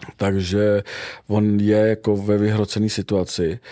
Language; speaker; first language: Czech; non-native, fluent; Armenian